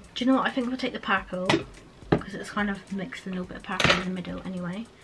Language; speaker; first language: English; native; English